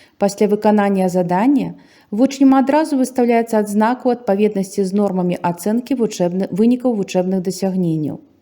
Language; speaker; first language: Belarusian; native; Belarusian